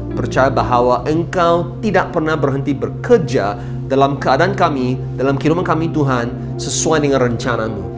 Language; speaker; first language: Malay; non-native, local second language; Chinese